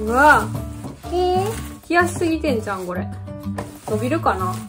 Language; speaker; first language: Japanese; native; Japanese